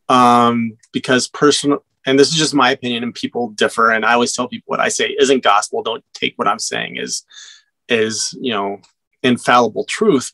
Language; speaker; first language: English; native; English